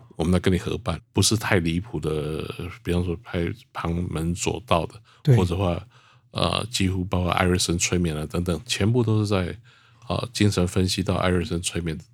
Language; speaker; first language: Chinese; native; Chinese